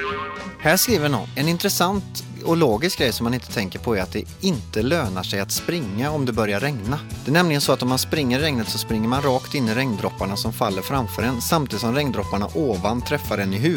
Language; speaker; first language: Swedish; native; Swedish